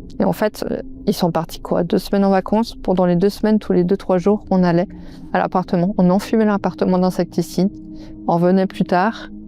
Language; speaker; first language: French; native; French